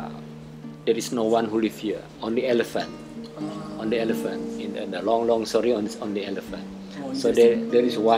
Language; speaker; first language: English; non-native, fluent; Indonesian